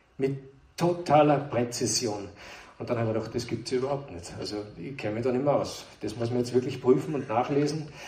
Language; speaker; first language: German; native; German